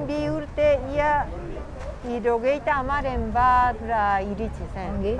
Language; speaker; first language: Basque; non-native, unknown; Japanese